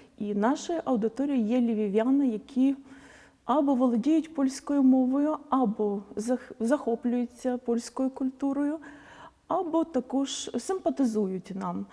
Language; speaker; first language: Ukrainian; non-native, local second language; Polish